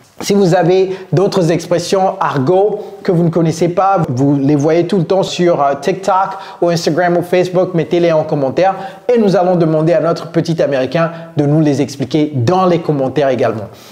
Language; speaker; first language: French; native; French